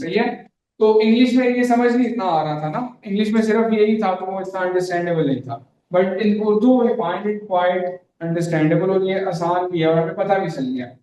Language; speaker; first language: Urdu; native; Urdu